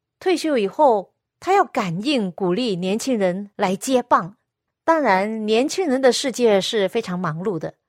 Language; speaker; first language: Chinese; non-native, local second language; Cantonese